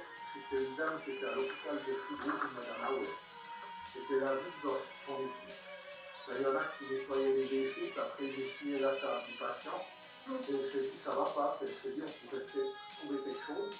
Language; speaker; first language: French; native; French